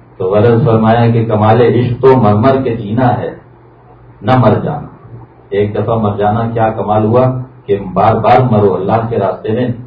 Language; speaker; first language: Urdu; native; Urdu